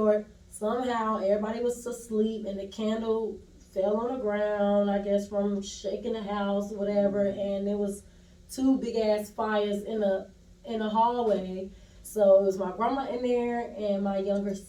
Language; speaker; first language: English; native; English